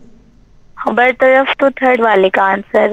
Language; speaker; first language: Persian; non-native, learner; Urdu